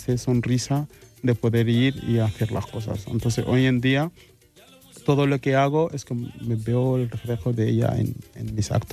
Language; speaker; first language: Spanish; non-native, fluent; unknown